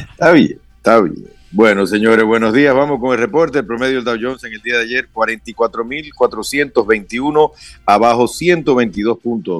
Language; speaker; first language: Spanish; native; Spanish